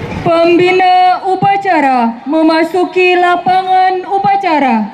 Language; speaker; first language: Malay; non-native, local second language; Balinese